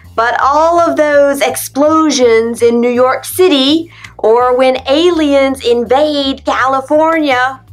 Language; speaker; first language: English; native; English